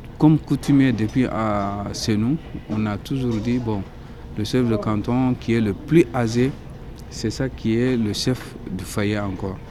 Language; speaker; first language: French; non-native, local second language; Soninke